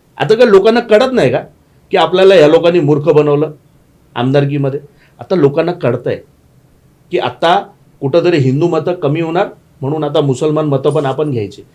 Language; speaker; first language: Marathi; non-native, local second language; Gujarati